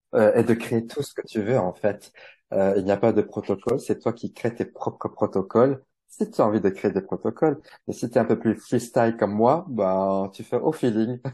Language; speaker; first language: French; native; French